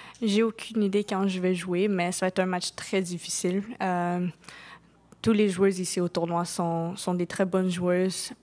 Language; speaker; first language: French; non-native, local second language; English